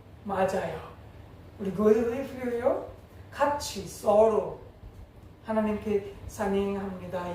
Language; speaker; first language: Korean; non-native, learner; English